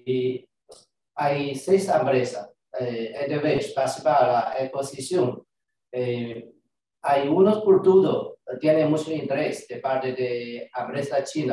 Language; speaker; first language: Spanish; non-native, learner; Chinese